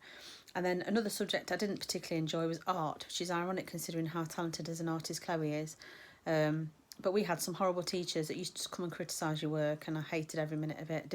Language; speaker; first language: English; native; English